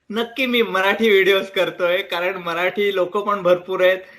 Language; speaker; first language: Marathi; early bilingual, heritage; Marathi